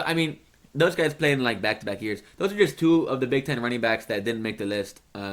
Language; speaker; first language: English; native; English